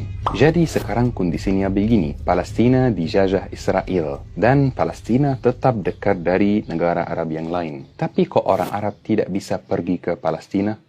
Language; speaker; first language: Indonesian; non-native, fluent; Arabic